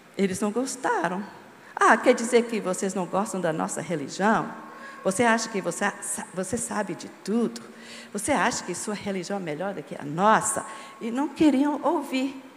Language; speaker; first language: Portuguese; non-native, fluent; English